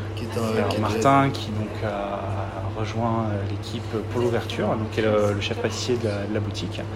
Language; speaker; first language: French; native; French